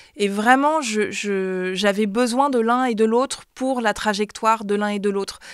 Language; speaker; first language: French; native; French